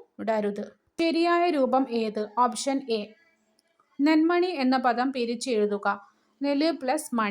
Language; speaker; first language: Malayalam; native; Malayalam